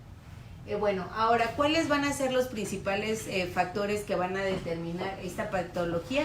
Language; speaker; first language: Spanish; native; Spanish